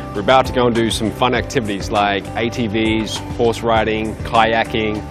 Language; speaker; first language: English; native; English